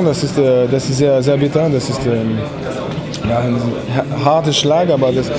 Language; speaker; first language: German; non-native, fluent; French